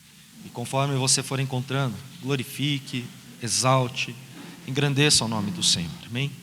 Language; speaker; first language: Portuguese; native; Portuguese